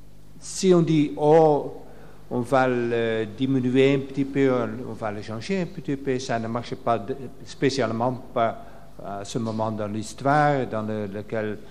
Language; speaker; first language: French; non-native, fluent; Dutch